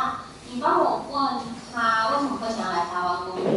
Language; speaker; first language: Chinese; native; Chinese